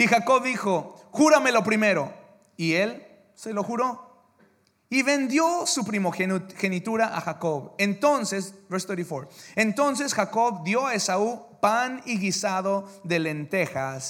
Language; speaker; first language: Spanish; early bilingual, heritage; English